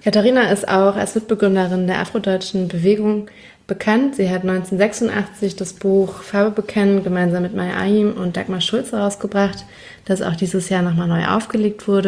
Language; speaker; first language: German; native; German